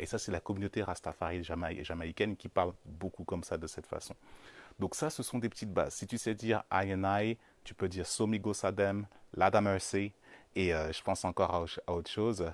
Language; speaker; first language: French; native; French